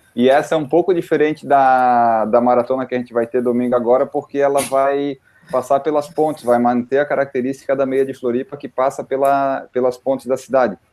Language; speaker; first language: Portuguese; native; Portuguese